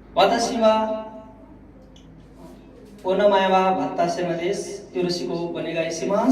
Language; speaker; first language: Japanese; non-native, learner; Nepali